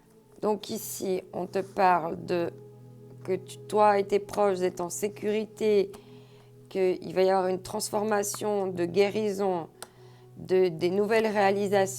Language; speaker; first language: French; native; French